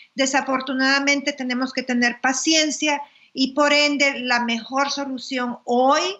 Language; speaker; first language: Spanish; native; Spanish